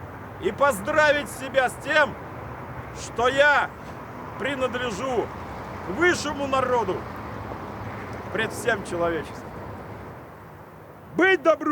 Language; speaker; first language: Russian; native; Russian